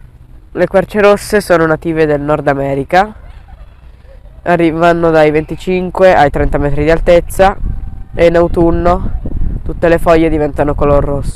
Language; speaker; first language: Italian; native; Italian